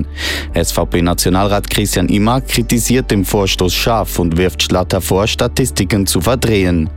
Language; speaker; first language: German; native; German